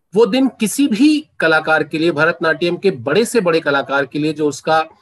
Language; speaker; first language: Hindi; native; Hindi